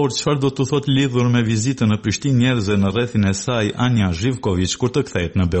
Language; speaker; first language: Albanian; native; Albanian